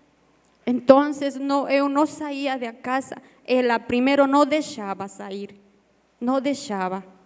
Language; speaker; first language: Portuguese; non-native, learner; Spanish